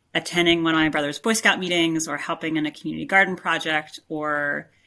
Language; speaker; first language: English; native; English